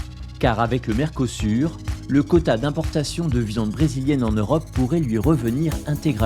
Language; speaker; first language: French; native; French